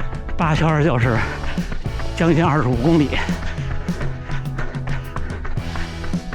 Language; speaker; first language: Chinese; native; Chinese